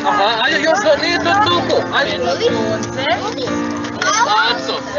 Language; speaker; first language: Bosnian; native; Bosnian